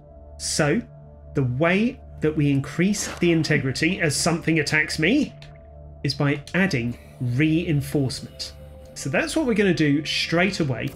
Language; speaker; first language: English; native; English